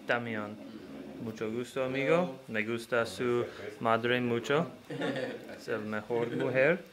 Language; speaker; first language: Spanish; non-native, learner; English